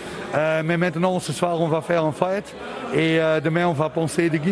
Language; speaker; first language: French; non-native, local second language; Dutch